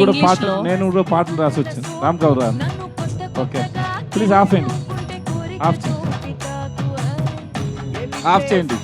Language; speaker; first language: Telugu; non-native, learner; Tamil